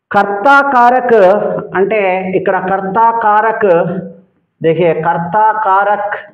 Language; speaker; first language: Hindi; non-native, local second language; Telugu